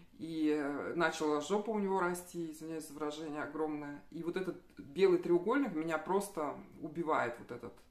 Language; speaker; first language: Russian; native; Russian